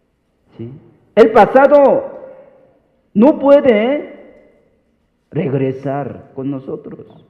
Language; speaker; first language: Spanish; non-native, fluent; Korean